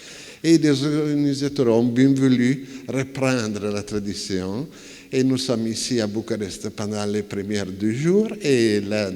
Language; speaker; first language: French; non-native, fluent; Italian